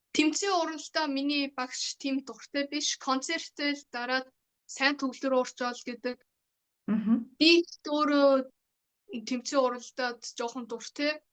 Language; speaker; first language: Mongolian; early bilingual, heritage; Mongolian